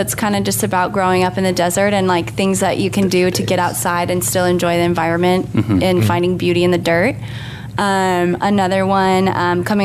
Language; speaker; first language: English; native; English